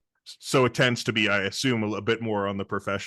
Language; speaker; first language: English; native; English